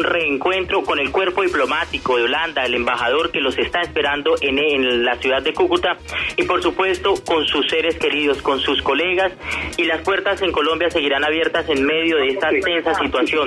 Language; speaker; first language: Spanish; native; Spanish